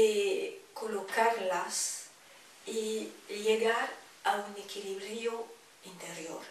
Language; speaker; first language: Spanish; non-native, fluent; French